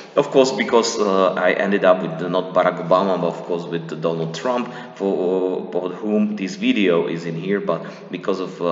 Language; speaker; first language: English; non-native, fluent; Slovak